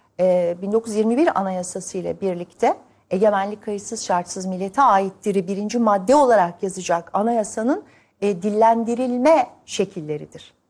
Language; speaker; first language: Turkish; native; Turkish